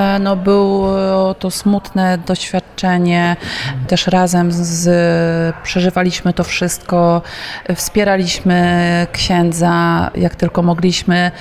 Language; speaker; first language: Polish; native; Polish